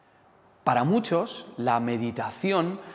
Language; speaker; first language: Spanish; native; Spanish